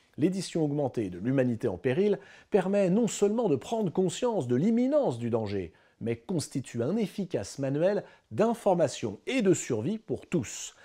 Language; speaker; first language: French; native; French